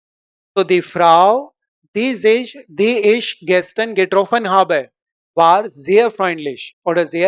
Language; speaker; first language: German; non-native, fluent; Hindi